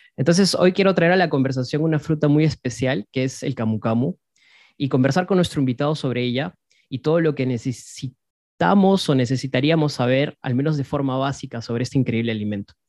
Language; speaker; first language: Spanish; native; Spanish